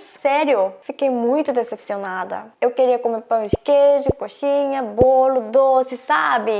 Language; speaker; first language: Portuguese; non-native, fluent; Korean